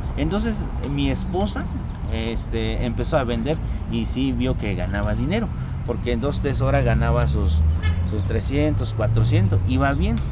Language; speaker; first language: Spanish; non-native, local second language; Tzotzil